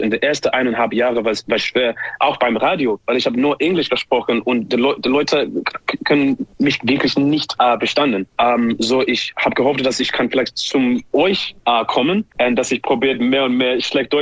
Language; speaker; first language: German; non-native, learner; English